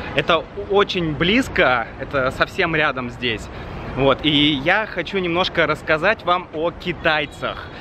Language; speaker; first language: Russian; native; Russian